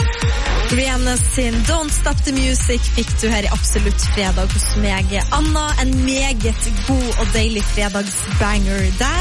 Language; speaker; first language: Norwegian; native; Norwegian